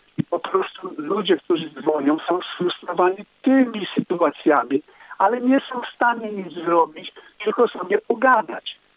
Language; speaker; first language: Polish; native; Polish